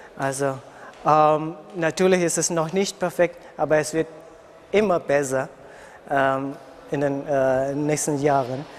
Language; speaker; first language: German; non-native, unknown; Indonesian